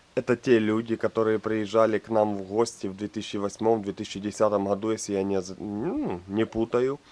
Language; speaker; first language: Russian; non-native, local second language; Ukrainian